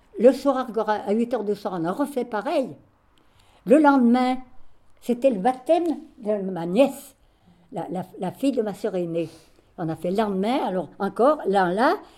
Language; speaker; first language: French; native; French